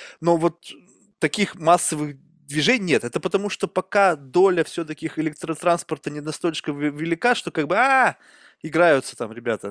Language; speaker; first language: Russian; native; Russian